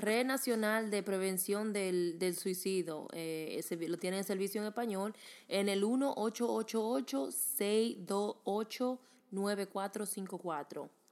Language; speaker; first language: Spanish; early bilingual, heritage; Spanish